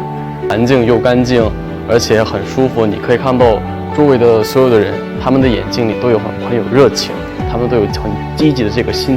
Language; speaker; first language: Chinese; non-native, fluent; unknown